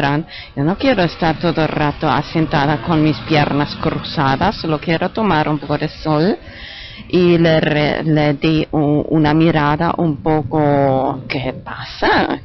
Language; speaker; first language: Spanish; non-native, fluent; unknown